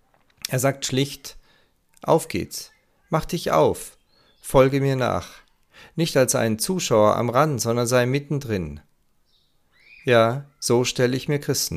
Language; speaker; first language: German; native; German